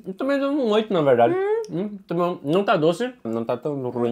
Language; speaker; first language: Portuguese; native; Portuguese